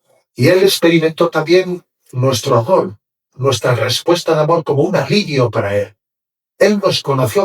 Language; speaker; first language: Spanish; native; Spanish